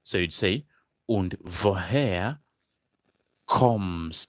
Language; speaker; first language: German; non-native, fluent; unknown